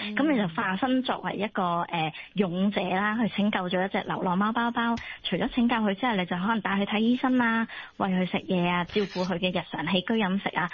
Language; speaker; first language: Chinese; non-native, local second language; Cantonese